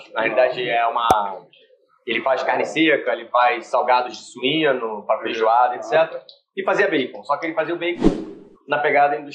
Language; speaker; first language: Portuguese; native; Portuguese